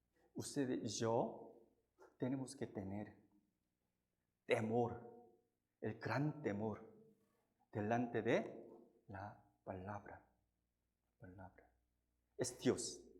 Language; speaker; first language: Spanish; non-native, fluent; Korean